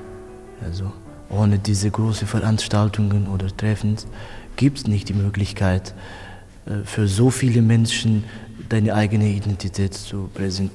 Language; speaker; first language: German; non-native, fluent; Romanian